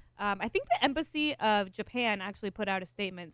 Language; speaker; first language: English; native; English